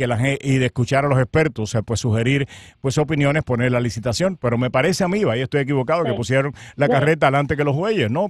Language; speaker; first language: Spanish; native; Spanish